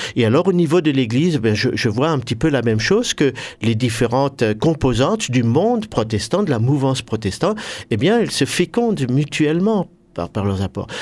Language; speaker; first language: French; native; French